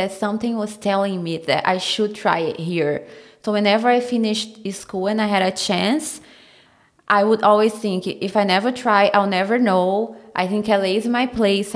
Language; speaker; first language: English; non-native, fluent; Portuguese